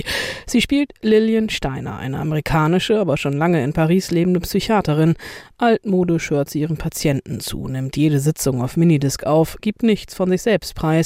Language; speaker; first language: German; native; German